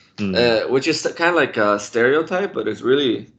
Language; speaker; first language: English; non-native, fluent; Polish